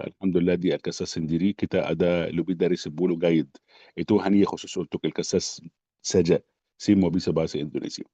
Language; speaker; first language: Indonesian; non-native, fluent; Arabic